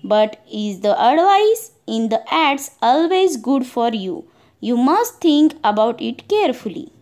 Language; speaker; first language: English; non-native, local second language; Marathi